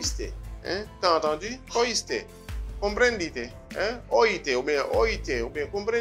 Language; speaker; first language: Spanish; non-native, fluent; Haitian Creole